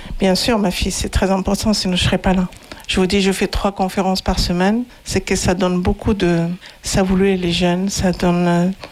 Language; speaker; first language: French; non-native, fluent; Arabic